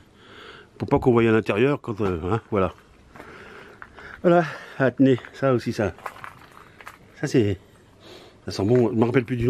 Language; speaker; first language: French; native; French